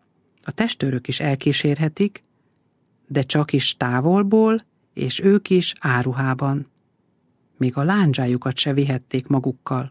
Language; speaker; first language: Hungarian; native; Hungarian